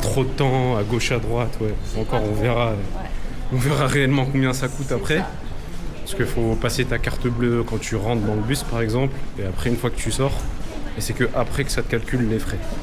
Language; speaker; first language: French; native; French